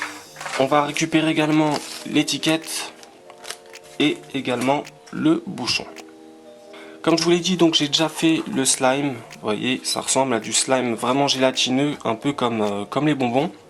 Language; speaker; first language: French; native; French